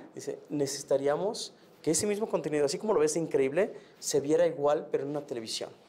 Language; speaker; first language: Spanish; native; Spanish